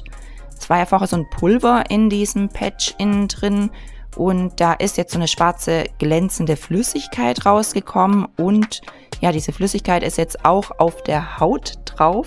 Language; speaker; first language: German; native; German